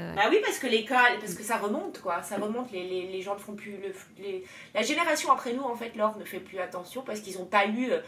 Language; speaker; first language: French; native; French